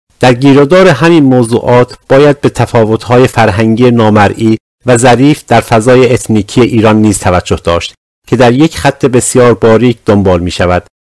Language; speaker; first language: Persian; non-native, local second language; Azerbaijani